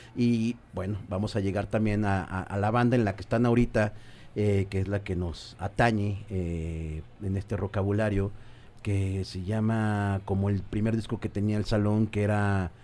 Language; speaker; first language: Spanish; native; Spanish